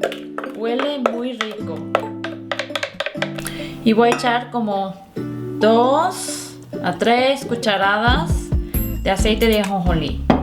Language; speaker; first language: Spanish; non-native, fluent; Korean